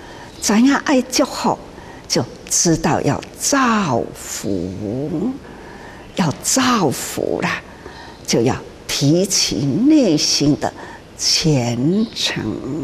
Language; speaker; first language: Chinese; non-native, local second language; Min Nan Chinese